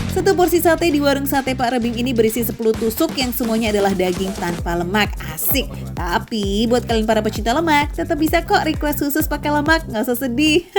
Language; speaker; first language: Indonesian; native; Indonesian